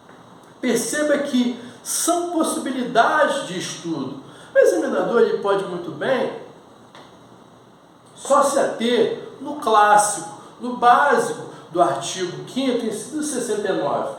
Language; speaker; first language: Portuguese; native; Portuguese